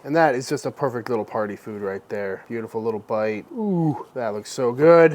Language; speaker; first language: English; native; English